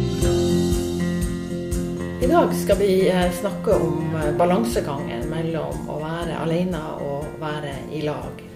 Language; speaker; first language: Norwegian; native; Norwegian